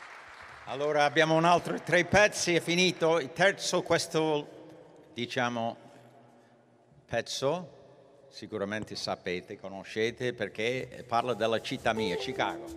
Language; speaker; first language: Italian; early bilingual, heritage; English